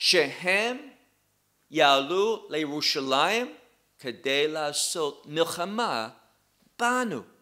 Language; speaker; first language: Hebrew; non-native, fluent; English